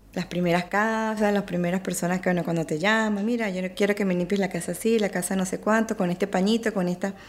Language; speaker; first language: Spanish; native; Spanish